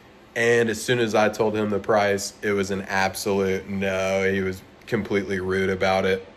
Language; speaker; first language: English; native; English